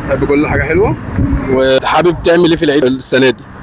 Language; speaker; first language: Arabic; native; Arabic